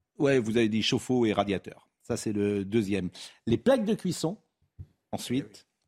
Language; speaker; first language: French; native; French